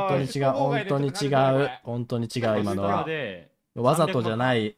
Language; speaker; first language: Japanese; native; Japanese